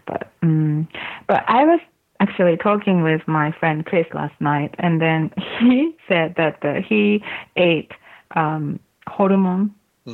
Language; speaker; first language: English; non-native, fluent; Japanese